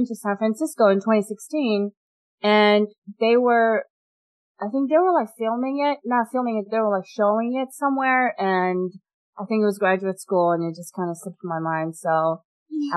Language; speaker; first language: English; non-native, fluent; Mongolian